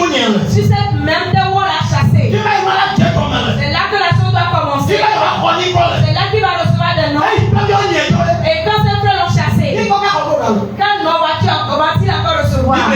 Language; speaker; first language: French; non-native, local second language; Ewe